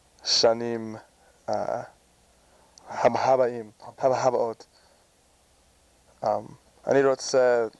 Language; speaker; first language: Hebrew; non-native, learner; English